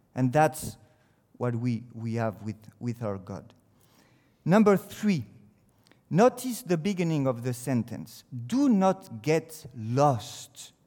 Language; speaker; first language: English; non-native, fluent; French